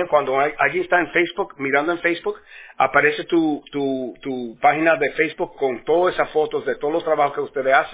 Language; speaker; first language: Spanish; early bilingual, heritage; Spanish